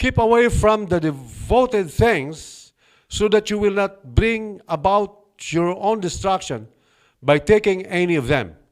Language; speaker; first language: English; non-native, local second language; Filipino